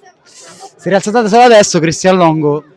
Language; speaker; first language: Italian; native; Italian